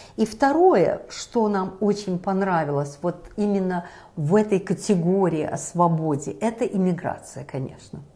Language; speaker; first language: Russian; native; Russian